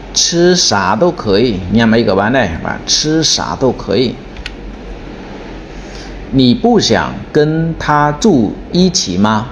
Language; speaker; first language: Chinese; non-native, learner; Khmer